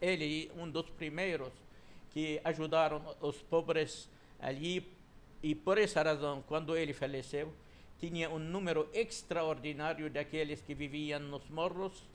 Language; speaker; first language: Portuguese; non-native, fluent; Arabic